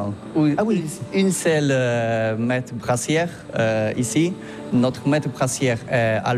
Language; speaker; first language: French; non-native, learner; Polish